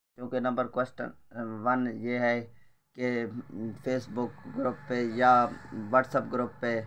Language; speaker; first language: Urdu; non-native, local second language; Saraiki